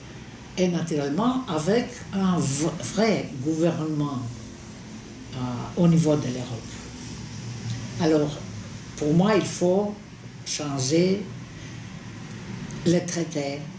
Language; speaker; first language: French; non-native, fluent; Greek